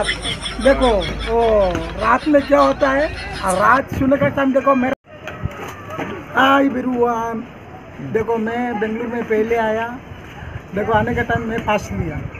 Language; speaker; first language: Hindi; non-native, local second language; Bangla